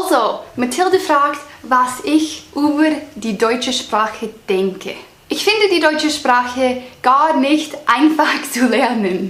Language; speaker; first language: German; non-native, learner; English